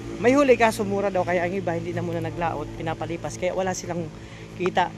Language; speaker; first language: Filipino; non-native, local second language; Cebuano